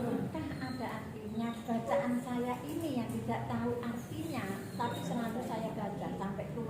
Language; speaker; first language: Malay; non-native, local second language; Javanese